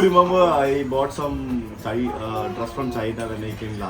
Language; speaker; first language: English; non-native, local second language; Malayalam